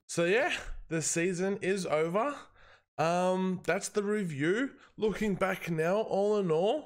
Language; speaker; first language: English; native; English